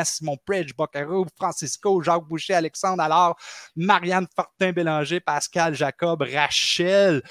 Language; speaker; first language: French; native; French